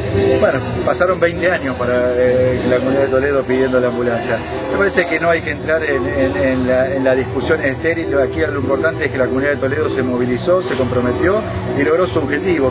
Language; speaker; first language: Spanish; native; Spanish